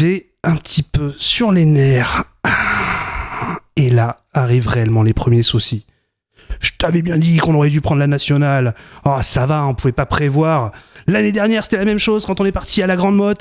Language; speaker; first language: French; native; French